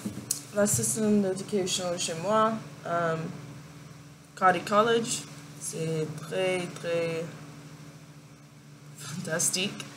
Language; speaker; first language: French; non-native, learner; English